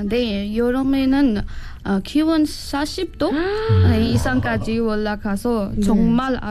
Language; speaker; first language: Korean; non-native, learner; Nepali